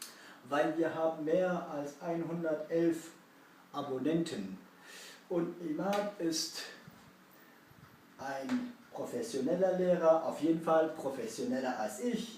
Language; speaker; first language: German; early bilingual, other home language; Kurdish